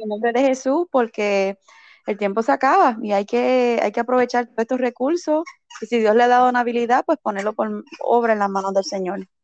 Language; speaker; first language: Spanish; early bilingual, heritage; Spanish